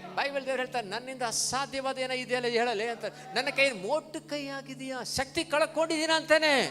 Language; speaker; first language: Kannada; non-native, local second language; Tamil